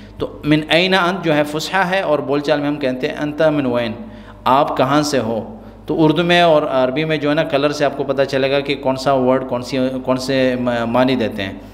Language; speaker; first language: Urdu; non-native, local second language; Pashto